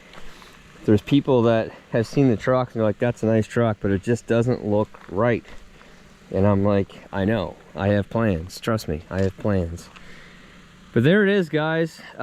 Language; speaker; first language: English; native; English